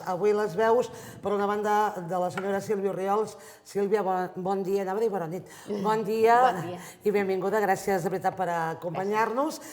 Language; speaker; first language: Catalan; native; Catalan